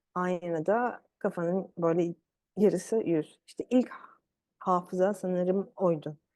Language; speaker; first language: Turkish; early bilingual, other home language; Arabic